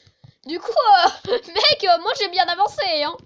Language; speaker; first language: French; native; French